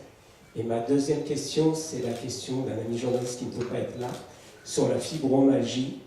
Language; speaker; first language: French; native; French